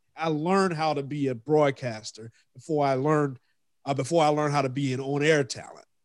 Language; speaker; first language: English; native; English